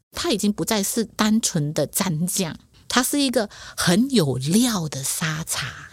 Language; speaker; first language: Chinese; native; Chinese